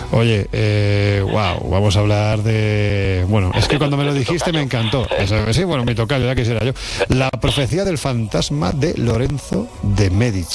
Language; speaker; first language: Spanish; native; Spanish